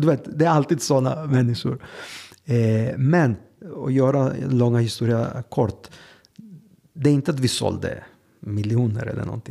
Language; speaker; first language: Swedish; non-native, fluent; Greek